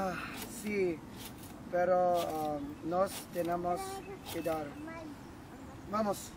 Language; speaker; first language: Spanish; non-native, learner; English